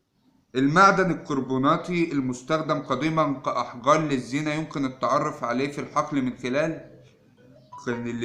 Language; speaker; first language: Arabic; native; Arabic